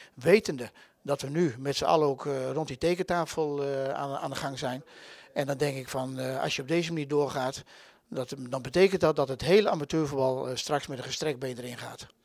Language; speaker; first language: Dutch; native; Dutch